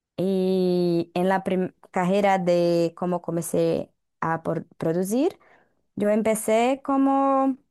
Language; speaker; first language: Spanish; non-native, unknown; Portuguese